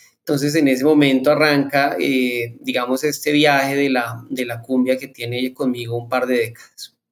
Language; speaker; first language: Spanish; native; Spanish